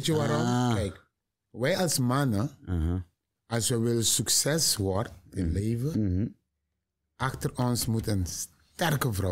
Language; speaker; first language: Dutch; non-native, learner; Papiamento